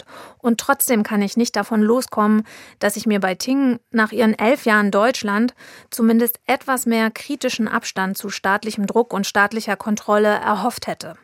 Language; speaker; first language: German; native; German